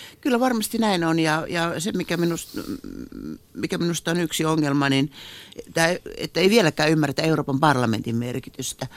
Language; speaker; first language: Finnish; native; Finnish